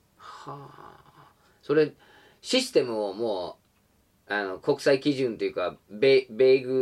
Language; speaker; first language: Japanese; non-native, fluent; English